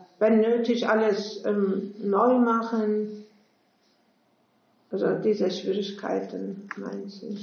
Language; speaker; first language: German; non-native, fluent; Turkish